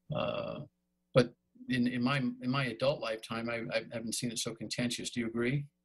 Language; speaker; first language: English; native; English